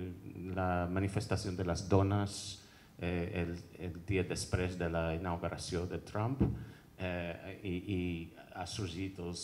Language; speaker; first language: Catalan; non-native, fluent; English